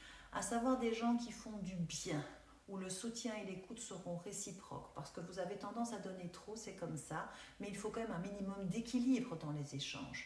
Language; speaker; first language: French; native; French